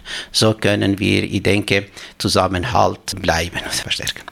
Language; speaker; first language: German; non-native, fluent; Albanian